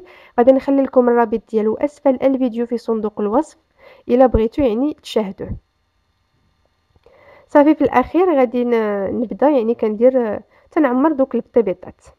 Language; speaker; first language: Arabic; native; Arabic